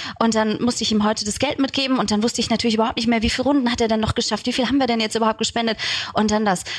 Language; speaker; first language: German; early bilingual, other home language; Turkish